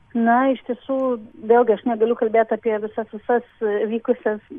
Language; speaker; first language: Lithuanian; native; Lithuanian